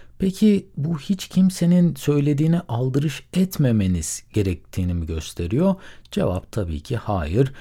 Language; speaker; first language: Turkish; native; Turkish